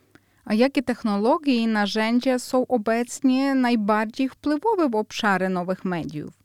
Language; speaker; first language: Polish; non-native, fluent; Ukrainian